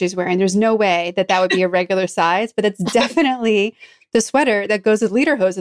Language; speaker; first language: English; native; English